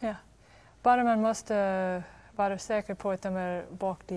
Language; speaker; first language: Swedish; non-native, fluent; English